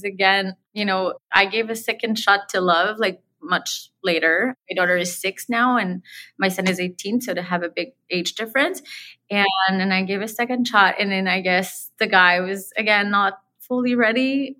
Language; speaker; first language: English; non-native, fluent; French